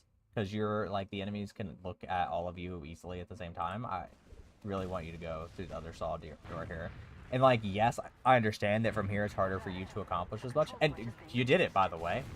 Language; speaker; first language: English; native; English